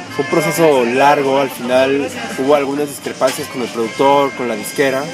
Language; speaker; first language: Spanish; native; Spanish